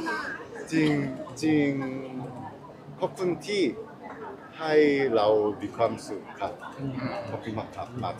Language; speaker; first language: Thai; non-native, learner; Korean